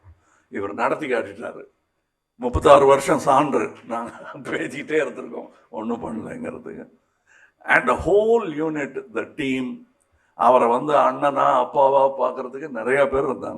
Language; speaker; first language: Tamil; native; Tamil